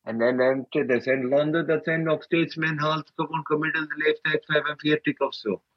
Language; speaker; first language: Dutch; non-native, fluent; Malayalam